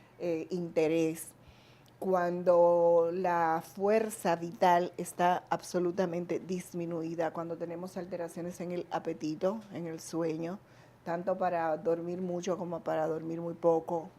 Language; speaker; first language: Spanish; native; Spanish